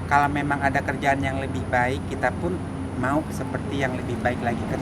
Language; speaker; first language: Indonesian; native; Indonesian